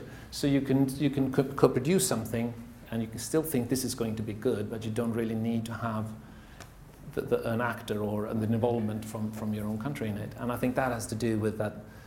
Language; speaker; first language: English; non-native, fluent; Danish